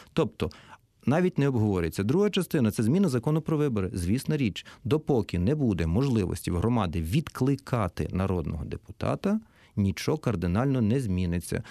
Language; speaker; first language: Ukrainian; native; Ukrainian